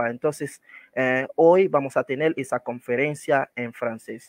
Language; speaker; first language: Spanish; non-native, fluent; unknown